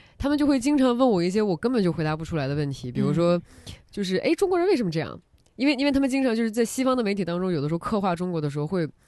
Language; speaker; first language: Chinese; native; Chinese